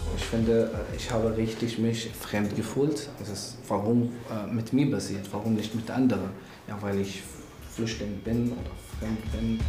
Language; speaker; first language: German; non-native, learner; Arabic